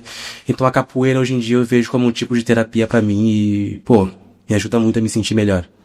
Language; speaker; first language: Portuguese; native; Portuguese